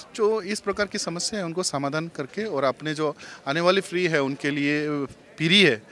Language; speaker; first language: Hindi; non-native, local second language; Chakma